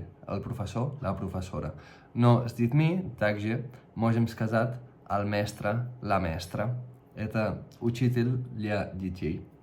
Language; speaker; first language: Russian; non-native, fluent; Catalan